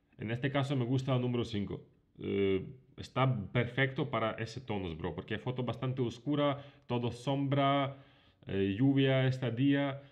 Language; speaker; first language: Spanish; non-native, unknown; Ukrainian